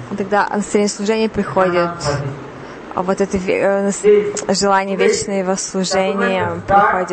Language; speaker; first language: Russian; non-native, learner; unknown